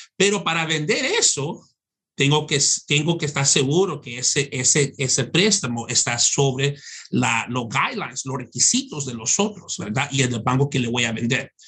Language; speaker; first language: Spanish; early bilingual, heritage; Spanish